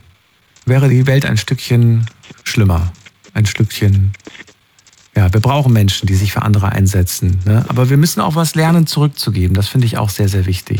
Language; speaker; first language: German; native; German